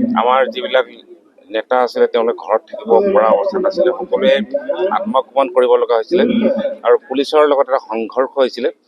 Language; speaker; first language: Assamese; non-native, local second language; Mising